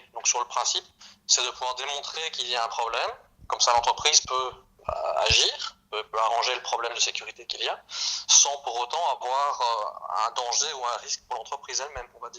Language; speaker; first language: French; native; French